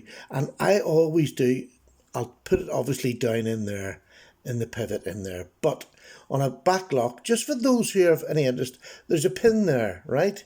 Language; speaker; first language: English; native; English